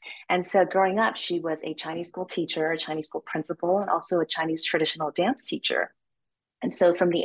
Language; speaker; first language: English; native; English